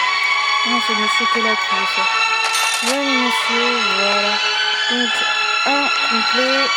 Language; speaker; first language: French; native; French